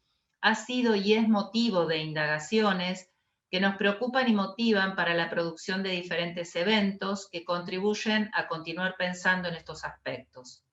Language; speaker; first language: Spanish; native; Spanish